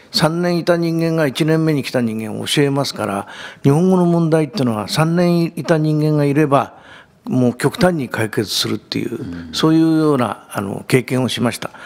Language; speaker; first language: Japanese; native; Japanese